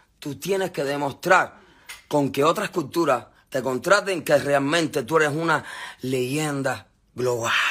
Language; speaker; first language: Spanish; native; Spanish